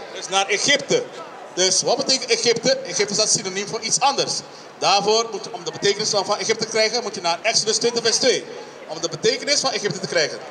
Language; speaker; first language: Dutch; non-native, local second language; Papiamento